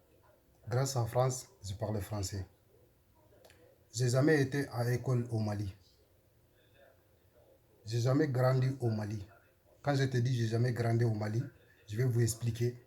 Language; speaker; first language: French; non-native, learner; Soninke